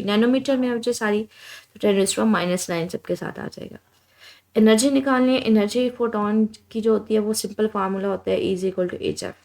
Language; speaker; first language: Hindi; non-native, local second language; Punjabi